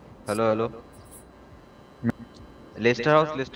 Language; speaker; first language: Hindi; native; Hindi